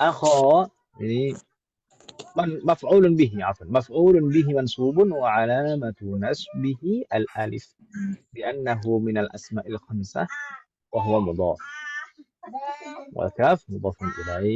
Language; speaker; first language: Arabic; non-native, fluent; Indonesian